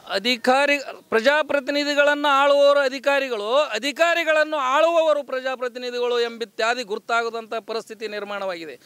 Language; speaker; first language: Kannada; native; Kannada